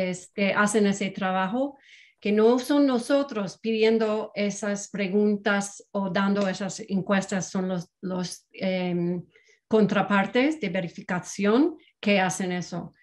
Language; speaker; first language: Spanish; non-native, fluent; English